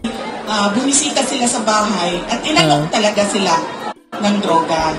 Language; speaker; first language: Filipino; non-native, local second language; Cebuano